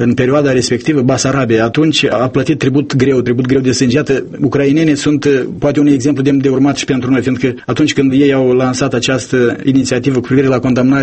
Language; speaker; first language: Romanian; native; Romanian